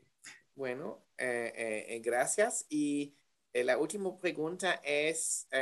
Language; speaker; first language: Spanish; non-native, learner; German